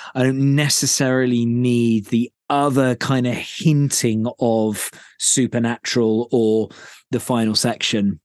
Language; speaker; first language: English; native; English